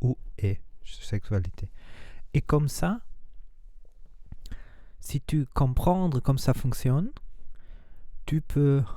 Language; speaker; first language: French; non-native, learner; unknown